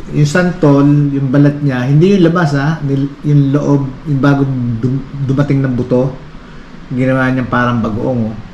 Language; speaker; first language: Filipino; native; Filipino